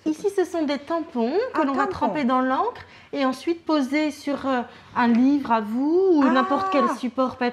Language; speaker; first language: French; native; French